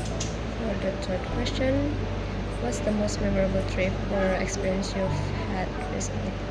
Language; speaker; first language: English; non-native, learner; Indonesian